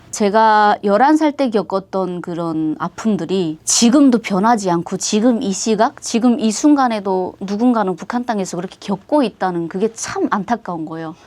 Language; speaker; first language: Korean; native; Korean